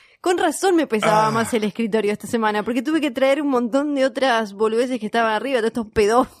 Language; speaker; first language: Spanish; native; Spanish